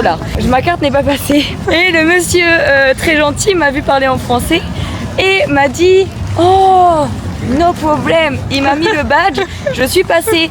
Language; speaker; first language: French; native; French